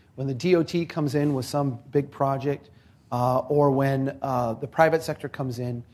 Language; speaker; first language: English; native; English